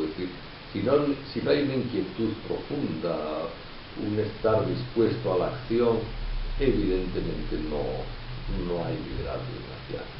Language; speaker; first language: Spanish; native; Spanish